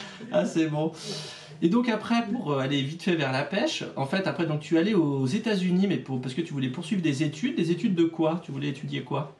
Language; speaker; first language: French; native; French